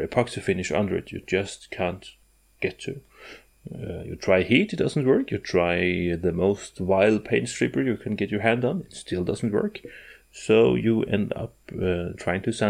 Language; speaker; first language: English; non-native, fluent; Norwegian